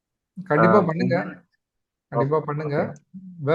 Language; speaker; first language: Tamil; native; Tamil